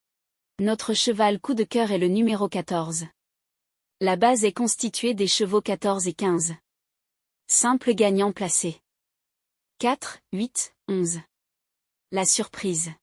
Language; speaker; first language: French; native; French